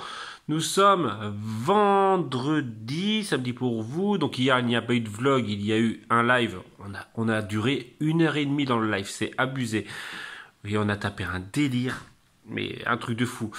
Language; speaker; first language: French; native; French